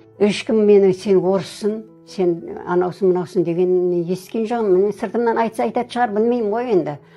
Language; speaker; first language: Kazakh; early bilingual, other home language; Russian